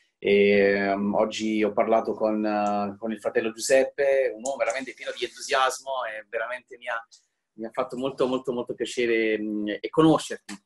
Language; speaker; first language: Italian; early bilingual, heritage; Italian